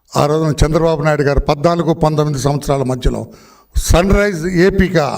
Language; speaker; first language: Telugu; native; Telugu